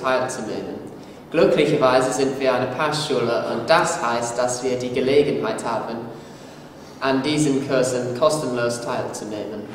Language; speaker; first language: German; non-native, learner; English